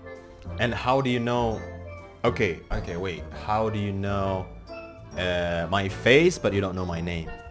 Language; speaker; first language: English; non-native, fluent; Indonesian